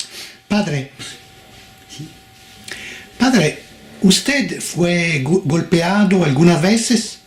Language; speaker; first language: Spanish; non-native, fluent; Italian